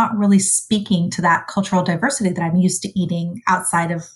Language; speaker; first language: English; early bilingual, other home language; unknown